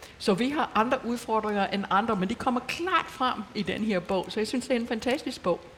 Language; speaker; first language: Danish; non-native, fluent; English